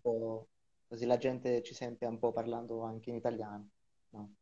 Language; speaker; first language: Italian; non-native, fluent; Greek